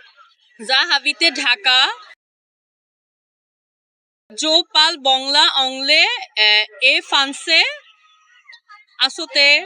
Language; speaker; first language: French; non-native, learner; Bangla